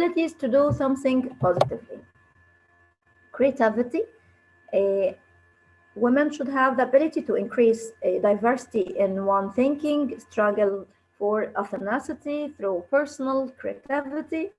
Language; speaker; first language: English; non-native, fluent; Arabic